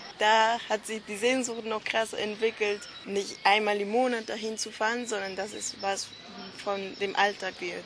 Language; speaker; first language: German; early bilingual, heritage; German